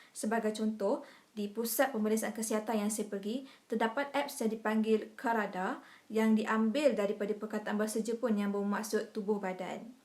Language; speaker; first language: Malay; native; Malay